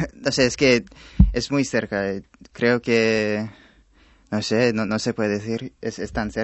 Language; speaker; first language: Spanish; non-native, fluent; English